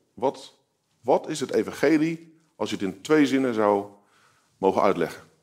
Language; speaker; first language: Dutch; native; Dutch